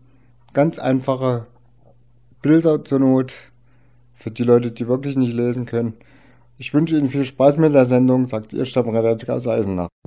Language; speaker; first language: German; native; German